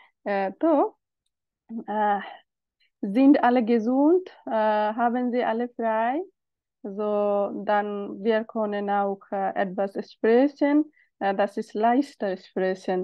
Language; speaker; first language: German; non-native, learner; Bangla